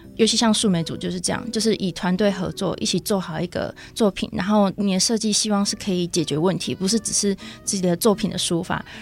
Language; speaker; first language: Chinese; native; Chinese